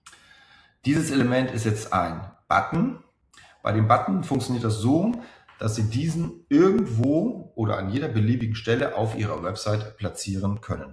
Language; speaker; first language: German; native; German